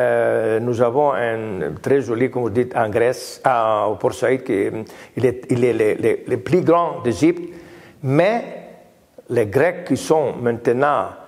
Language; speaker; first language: French; non-native, learner; Greek